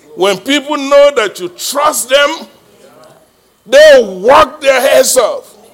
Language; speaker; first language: English; non-native, local second language; Yoruba